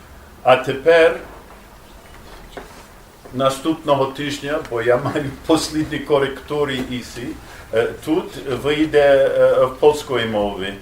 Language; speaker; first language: Ukrainian; non-native, learner; English